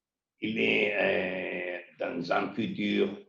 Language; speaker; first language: French; non-native, learner; Spanish